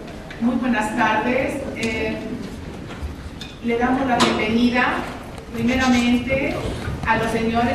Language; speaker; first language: Spanish; native; Spanish